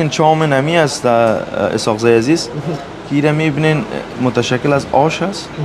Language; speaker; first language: Persian; native; Persian